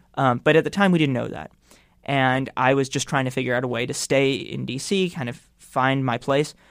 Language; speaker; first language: English; native; English